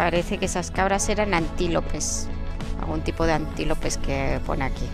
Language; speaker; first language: Spanish; native; Spanish